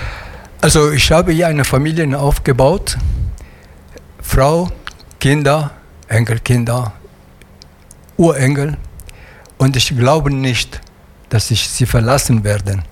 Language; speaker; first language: German; non-native, fluent; Italian